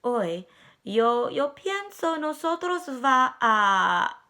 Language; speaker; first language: Spanish; non-native, learner; English